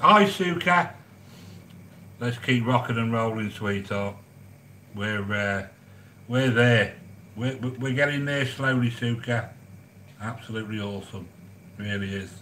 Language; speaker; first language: English; native; English